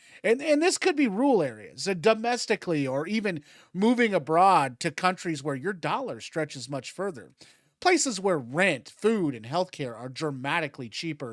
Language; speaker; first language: English; native; English